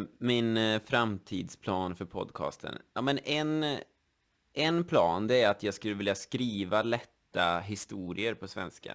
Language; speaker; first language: Swedish; native; Swedish